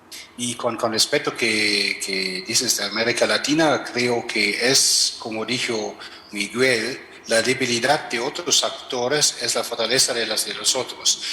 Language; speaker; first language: Spanish; non-native, fluent; German